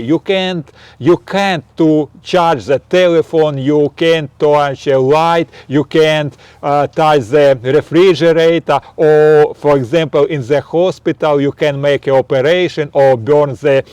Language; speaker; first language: English; non-native, learner; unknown